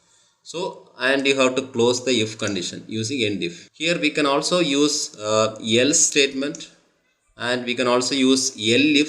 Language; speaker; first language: English; non-native, local second language; Tamil